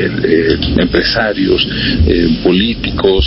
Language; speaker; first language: Spanish; native; Spanish